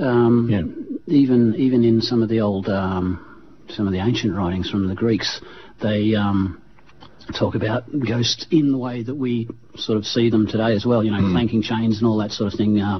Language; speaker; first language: English; native; English